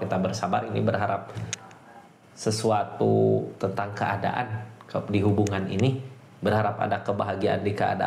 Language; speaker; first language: Indonesian; native; Indonesian